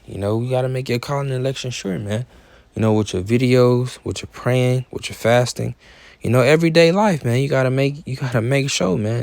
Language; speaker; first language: English; native; English